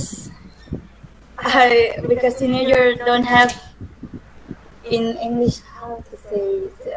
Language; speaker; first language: English; non-native, learner; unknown